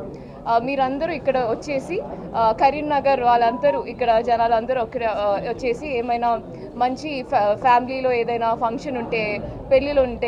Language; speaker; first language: Telugu; non-native, fluent; Hindi